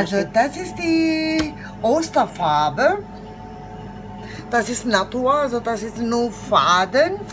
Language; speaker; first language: German; non-native, learner; Greek